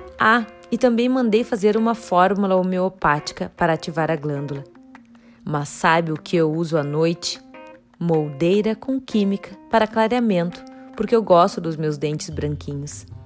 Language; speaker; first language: Portuguese; native; Portuguese